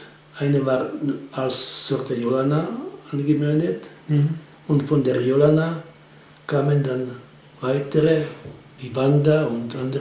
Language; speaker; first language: German; non-native, fluent; Czech